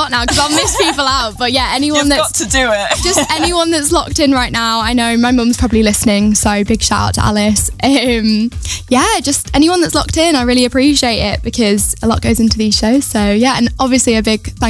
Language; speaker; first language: English; native; English